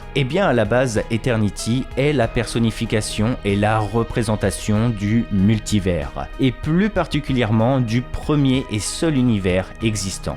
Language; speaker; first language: French; native; French